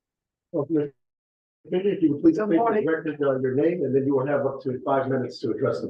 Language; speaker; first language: English; native; English